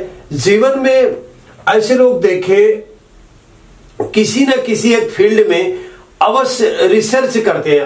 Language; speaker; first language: Hindi; native; Hindi